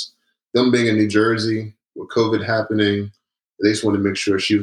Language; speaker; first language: English; native; English